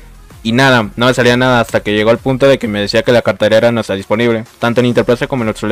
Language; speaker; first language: Spanish; native; Spanish